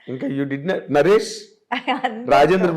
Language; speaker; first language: Telugu; native; Telugu